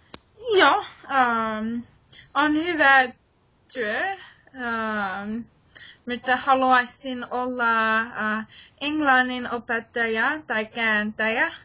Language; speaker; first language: Finnish; non-native, learner; English